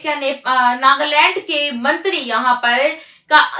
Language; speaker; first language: Hindi; native; Hindi